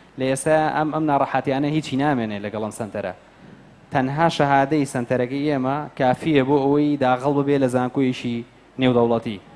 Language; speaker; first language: Central Kurdish; native; Central Kurdish